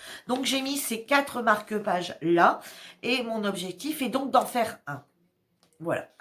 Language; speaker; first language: French; native; French